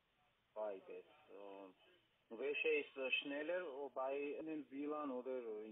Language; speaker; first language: German; non-native, learner; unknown